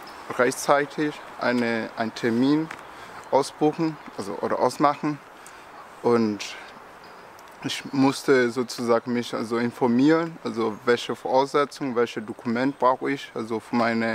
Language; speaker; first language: German; non-native, fluent; Portuguese